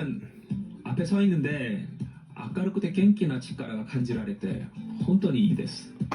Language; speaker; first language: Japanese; non-native, fluent; Korean